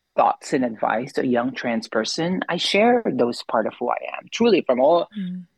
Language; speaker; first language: English; non-native, local second language; Filipino